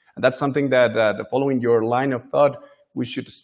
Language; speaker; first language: English; non-native, fluent; Spanish